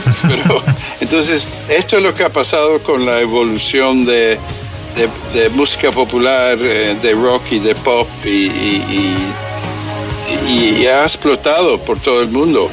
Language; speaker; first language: Spanish; early bilingual, heritage; English